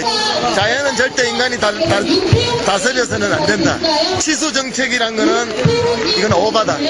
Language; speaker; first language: Korean; native; Korean